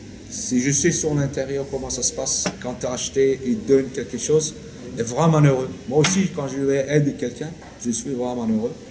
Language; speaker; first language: French; non-native, learner; Turkish